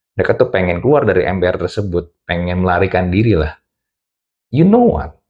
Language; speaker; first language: Indonesian; native; Indonesian